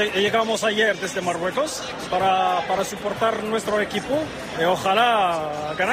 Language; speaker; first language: Spanish; non-native, learner; Arabic